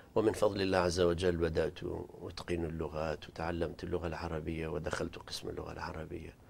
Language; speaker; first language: Arabic; non-native, local second language; Central Kurdish